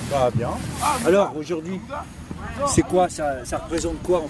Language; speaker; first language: French; native; French